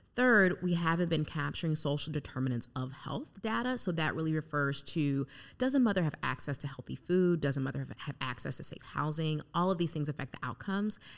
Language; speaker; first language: English; native; English